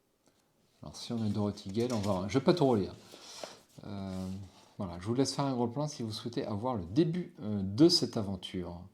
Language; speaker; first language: French; native; French